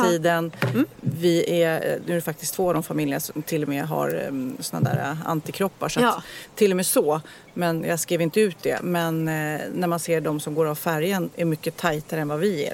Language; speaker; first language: Swedish; native; Swedish